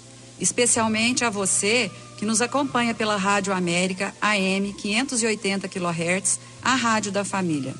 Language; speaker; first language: Portuguese; native; Portuguese